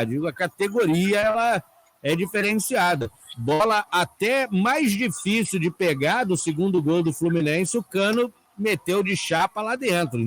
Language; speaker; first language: Portuguese; native; Portuguese